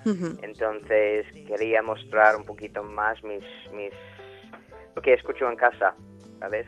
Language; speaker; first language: Spanish; non-native, fluent; English